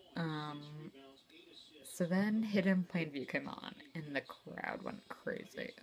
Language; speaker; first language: English; native; English